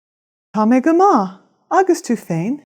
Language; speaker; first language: Irish; non-native, fluent; English